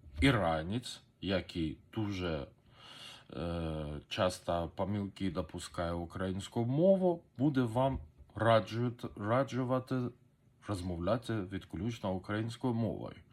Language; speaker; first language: Ukrainian; non-native, learner; Persian